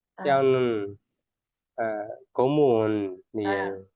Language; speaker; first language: Korean; non-native, learner; Burmese